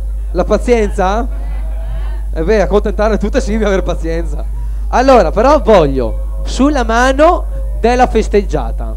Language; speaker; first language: Italian; native; Italian